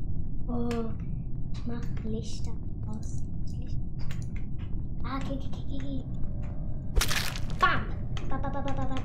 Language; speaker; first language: German; non-native, learner; English